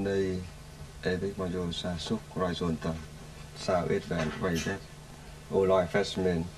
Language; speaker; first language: Hungarian; non-native, learner; Vietnamese